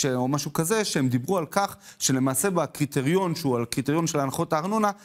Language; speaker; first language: Hebrew; native; Hebrew